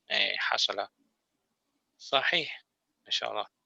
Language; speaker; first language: Arabic; non-native, fluent; Malay